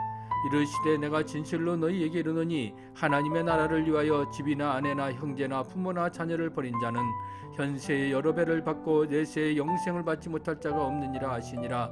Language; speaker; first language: Korean; native; Korean